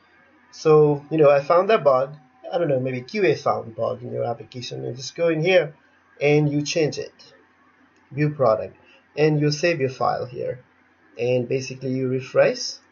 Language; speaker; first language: English; non-native, fluent; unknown